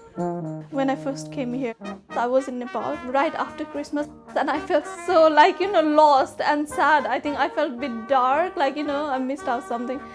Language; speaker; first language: English; non-native, local second language; Nepali